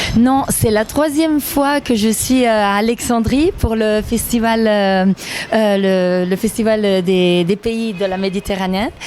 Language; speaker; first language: French; non-native, fluent; Italian